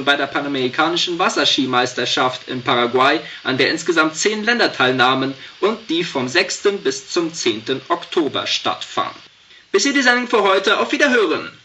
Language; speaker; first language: German; native; German